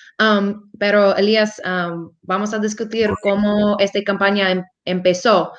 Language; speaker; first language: Spanish; non-native, learner; English